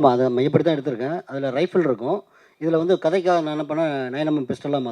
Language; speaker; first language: Tamil; native; Tamil